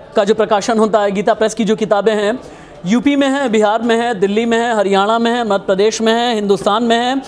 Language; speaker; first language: Hindi; native; Hindi